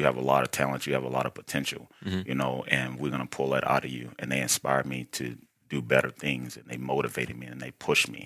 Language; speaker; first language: English; native; English